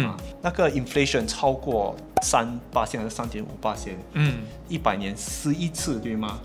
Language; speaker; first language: Chinese; non-native, local second language; English